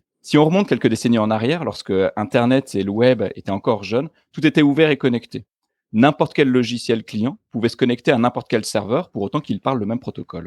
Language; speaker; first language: French; native; French